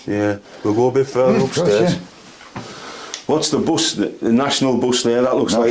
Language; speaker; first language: English; native; English